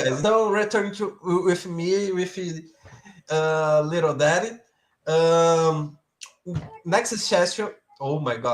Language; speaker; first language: English; non-native, learner; Portuguese